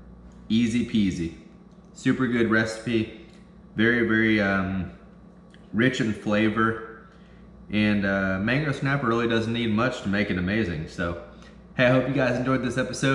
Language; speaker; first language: English; native; English